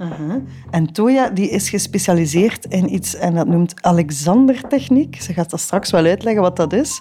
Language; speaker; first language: Dutch; native; Dutch